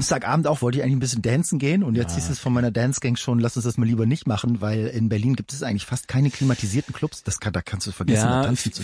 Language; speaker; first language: German; native; German